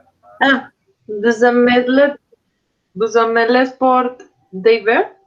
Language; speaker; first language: French; non-native, learner; Spanish